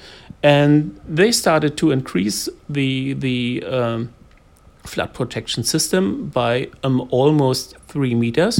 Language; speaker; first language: English; non-native, fluent; German